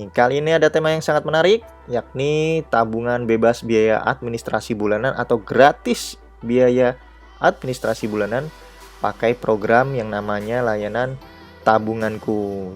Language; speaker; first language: Indonesian; native; Indonesian